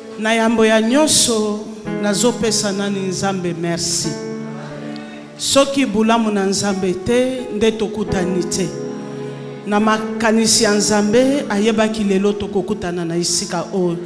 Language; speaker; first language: Lingala; non-native, local second language; Swahili